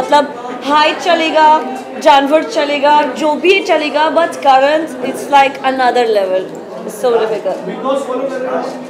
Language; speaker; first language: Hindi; non-native, learner; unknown